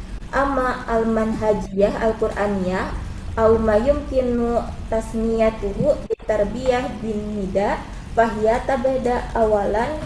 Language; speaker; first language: Arabic; non-native, learner; Indonesian